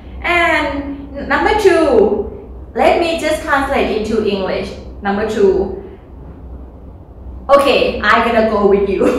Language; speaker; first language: English; non-native, learner; Thai